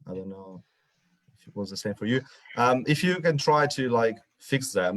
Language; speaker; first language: English; non-native, fluent; Italian